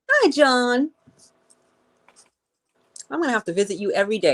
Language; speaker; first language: English; native; English